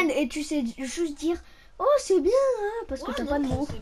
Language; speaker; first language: French; native; French